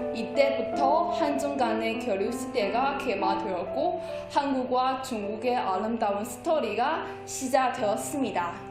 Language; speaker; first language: Korean; non-native, fluent; Chinese